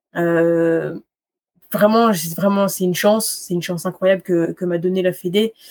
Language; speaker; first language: French; native; French